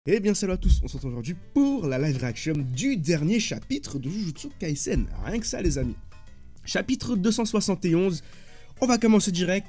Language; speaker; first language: French; native; French